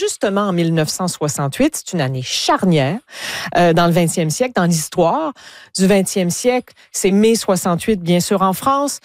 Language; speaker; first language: French; native; French